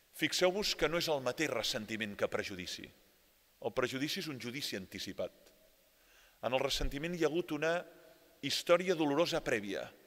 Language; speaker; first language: Catalan; native; Catalan